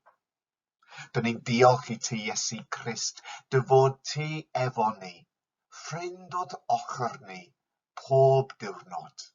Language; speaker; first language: Welsh; non-native, local second language; English